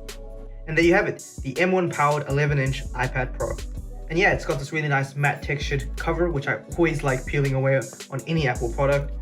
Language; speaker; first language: English; native; English